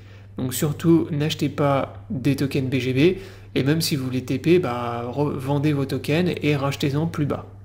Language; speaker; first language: French; native; French